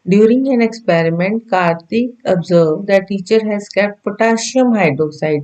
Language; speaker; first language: English; non-native, local second language; Punjabi